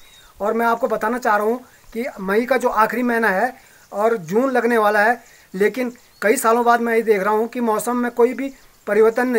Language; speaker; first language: Hindi; native; Hindi